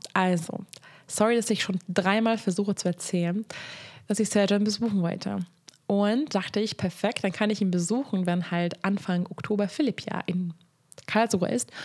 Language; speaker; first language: German; non-native, fluent; Hungarian